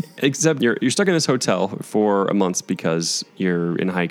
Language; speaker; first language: English; native; English